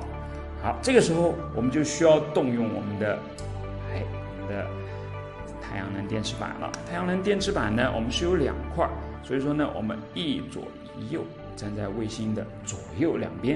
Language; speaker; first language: Chinese; native; Chinese